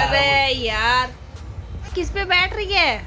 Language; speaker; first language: Hindi; native; Hindi